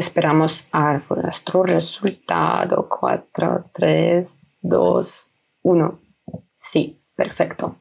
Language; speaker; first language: Spanish; non-native, fluent; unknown